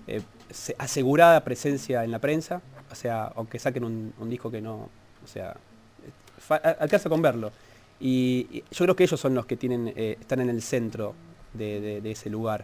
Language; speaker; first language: Spanish; native; Spanish